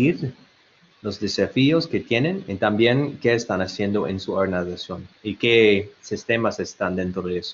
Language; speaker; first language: Spanish; non-native, learner; English